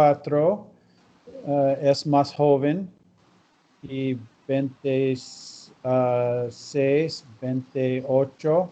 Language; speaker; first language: Spanish; non-native, learner; English